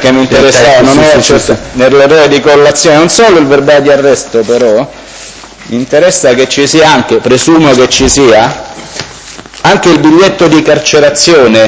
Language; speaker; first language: Italian; native; Italian